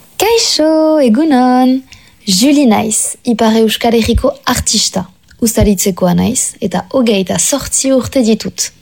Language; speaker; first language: Basque; non-native, local second language; French